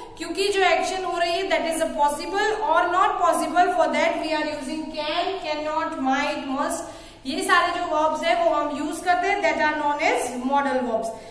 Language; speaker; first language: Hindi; non-native, local second language; Gujarati